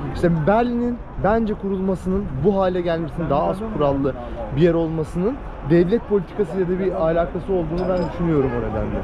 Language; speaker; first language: Turkish; native; Turkish